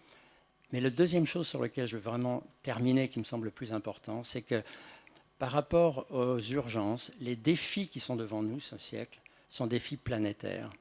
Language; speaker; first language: French; native; French